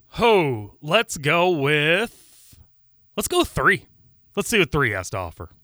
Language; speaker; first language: English; native; English